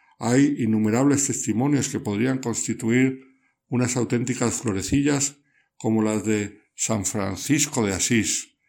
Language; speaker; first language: Spanish; native; Spanish